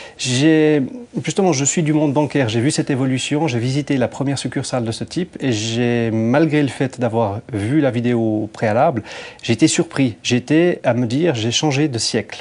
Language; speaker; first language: French; native; French